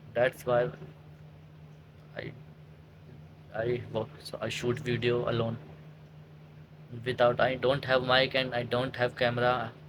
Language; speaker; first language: English; non-native, learner; Hindi